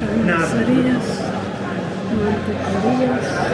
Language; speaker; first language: Spanish; non-native, fluent; Dutch